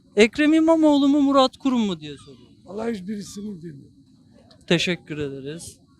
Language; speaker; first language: Turkish; native; Turkish